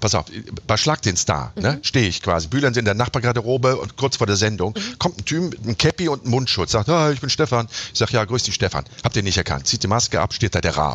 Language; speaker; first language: German; native; German